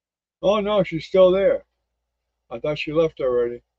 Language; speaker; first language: English; native; English